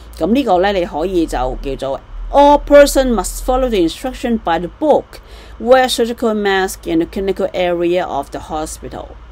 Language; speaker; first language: English; non-native, local second language; Cantonese